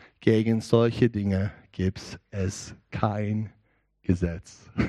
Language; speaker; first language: German; non-native, learner; English